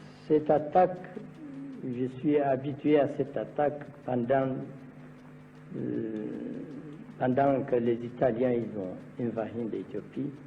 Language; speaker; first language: French; non-native, learner; Amharic